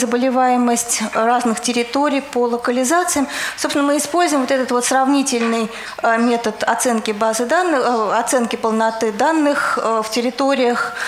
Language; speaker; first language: Russian; native; Russian